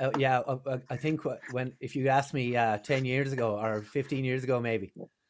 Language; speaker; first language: English; native; English